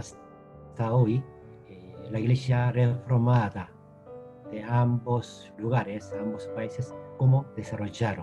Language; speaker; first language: Spanish; non-native, fluent; Korean